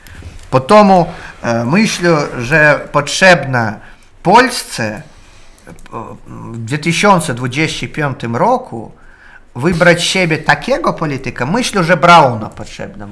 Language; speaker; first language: Polish; non-native, learner; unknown